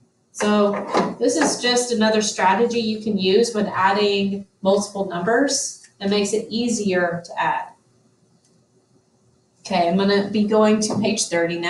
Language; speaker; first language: English; native; English